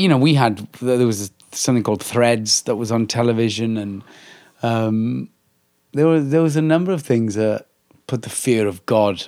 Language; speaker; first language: English; native; English